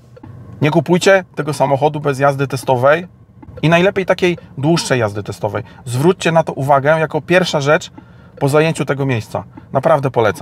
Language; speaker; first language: Polish; native; Polish